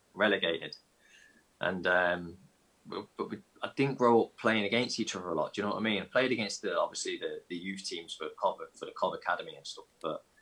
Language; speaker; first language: English; native; English